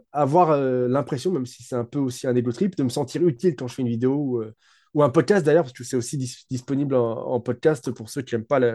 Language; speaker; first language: French; native; French